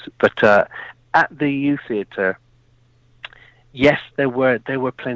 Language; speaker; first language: English; native; English